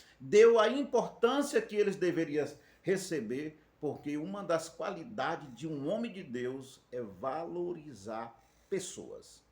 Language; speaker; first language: Portuguese; native; Portuguese